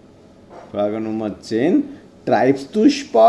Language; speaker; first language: German; non-native, fluent; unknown